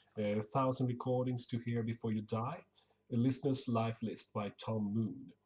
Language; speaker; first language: English; non-native, fluent; Swedish